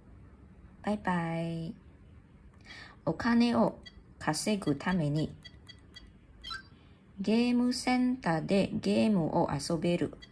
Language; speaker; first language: Japanese; non-native, learner; English